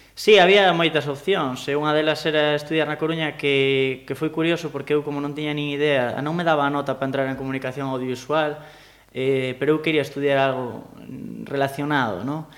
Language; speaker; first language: Galician; native; Galician